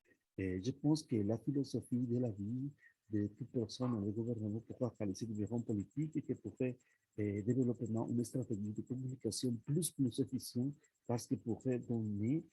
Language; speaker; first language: French; non-native, learner; Spanish